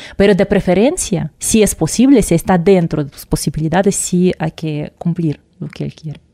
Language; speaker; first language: Spanish; non-native, fluent; Russian